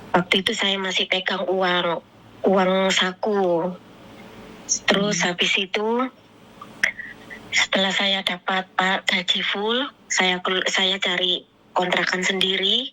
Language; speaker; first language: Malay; non-native, local second language; Javanese